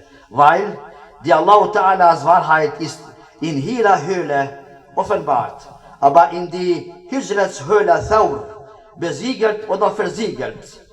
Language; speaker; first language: German; non-native, learner; Albanian